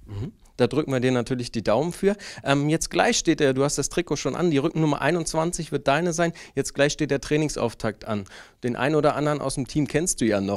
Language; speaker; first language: German; native; German